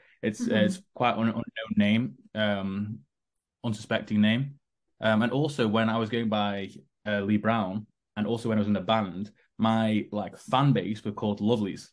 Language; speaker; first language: English; native; English